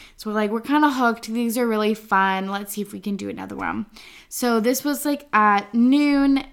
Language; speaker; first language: English; native; English